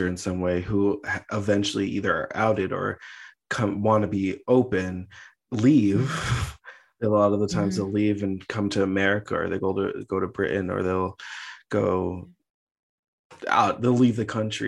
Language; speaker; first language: English; native; English